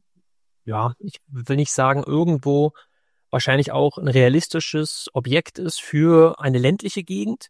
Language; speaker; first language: German; native; German